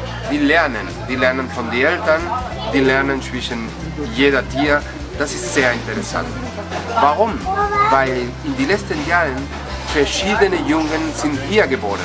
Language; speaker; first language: German; non-native, learner; Spanish